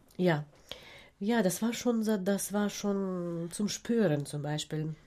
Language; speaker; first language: German; non-native, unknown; Ukrainian